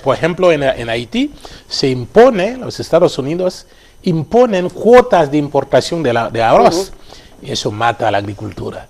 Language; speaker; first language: Spanish; non-native, fluent; Haitian Creole